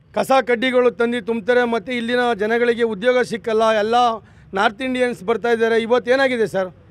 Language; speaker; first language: Kannada; native; Kannada